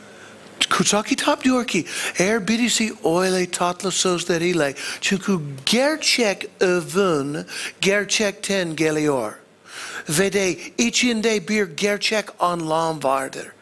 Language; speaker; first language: Turkish; non-native, fluent; English